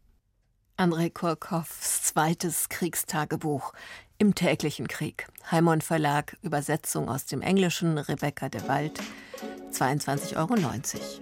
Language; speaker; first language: German; native; German